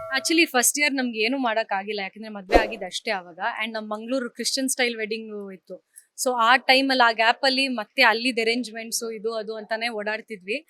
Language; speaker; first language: Kannada; non-native, local second language; Konkani